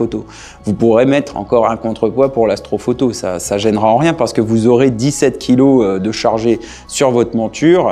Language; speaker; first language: French; native; French